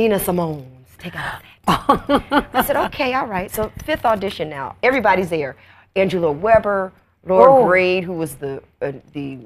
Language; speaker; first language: English; native; English